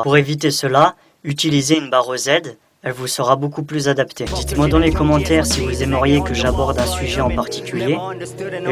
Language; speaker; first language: French; native; French